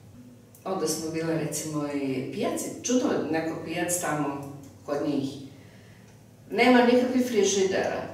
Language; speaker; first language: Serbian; early bilingual, heritage; Serbian